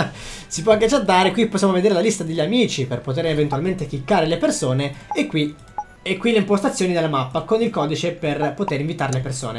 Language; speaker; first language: Italian; native; Italian